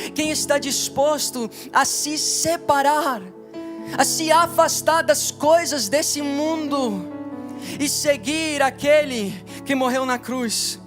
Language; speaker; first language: Portuguese; non-native, fluent; English